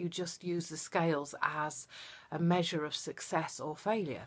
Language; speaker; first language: English; native; English